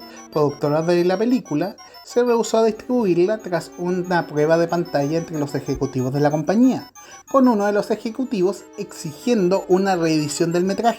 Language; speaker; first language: Spanish; native; Spanish